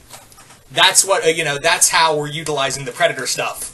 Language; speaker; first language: English; native; English